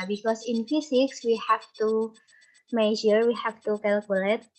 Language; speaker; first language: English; non-native, learner; Indonesian